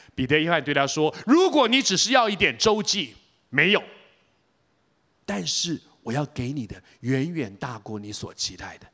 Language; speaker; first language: Chinese; native; Chinese